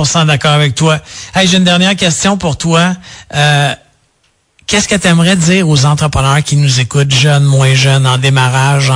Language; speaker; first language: French; native; French